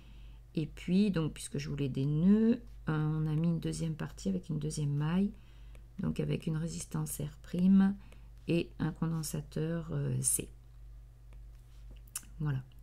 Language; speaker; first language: French; native; French